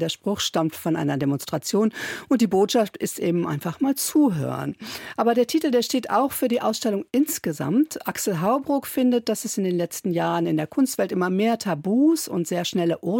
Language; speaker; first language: German; native; German